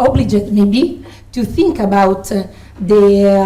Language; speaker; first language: English; non-native, fluent; Italian